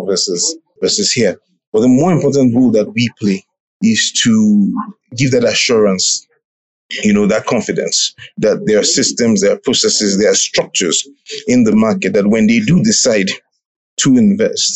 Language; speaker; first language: English; non-native, local second language; Yoruba